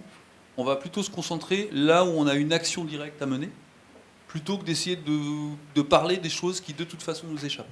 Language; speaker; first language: French; native; French